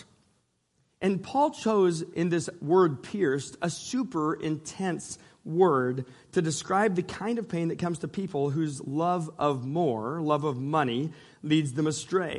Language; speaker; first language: English; native; English